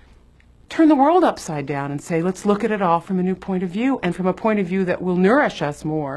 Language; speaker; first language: English; native; English